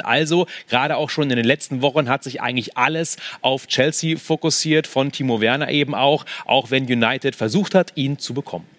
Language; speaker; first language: German; native; German